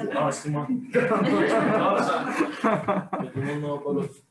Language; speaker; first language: Russian; non-native, learner; Persian